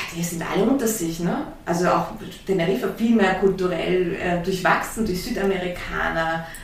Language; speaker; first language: German; early bilingual, heritage; German